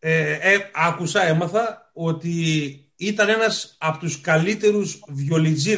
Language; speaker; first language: Greek; native; Greek